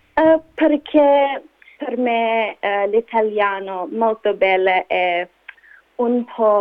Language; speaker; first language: Italian; non-native, learner; English